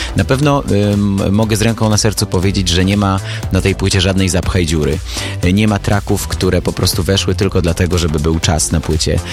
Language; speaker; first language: Polish; early bilingual, other home language; Armenian